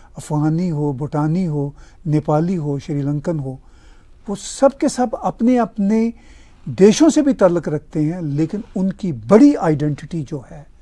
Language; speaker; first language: Urdu; native; Urdu